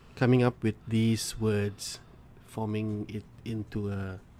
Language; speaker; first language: English; non-native, local second language; Malay